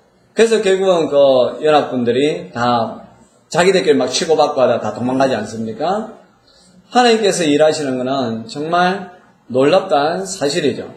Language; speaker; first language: Korean; native; Korean